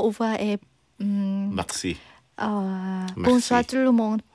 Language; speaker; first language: French; non-native, learner; Korean